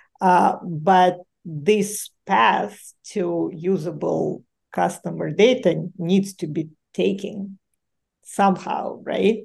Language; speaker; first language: English; non-native, fluent; Ukrainian